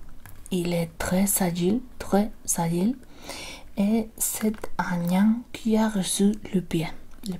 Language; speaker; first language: French; non-native, learner; Spanish